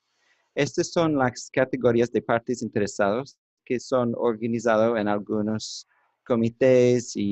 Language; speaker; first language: Spanish; non-native, learner; English